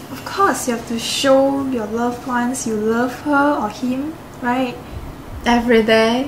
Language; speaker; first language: English; non-native, local second language; Chinese